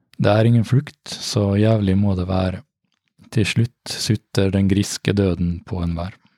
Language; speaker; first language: Norwegian; native; Norwegian